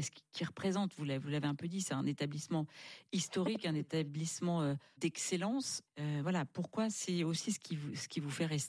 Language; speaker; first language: French; native; French